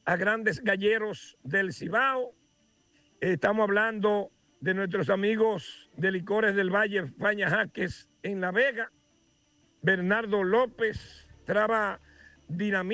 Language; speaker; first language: Spanish; native; Spanish